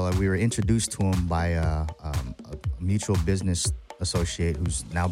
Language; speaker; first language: English; native; English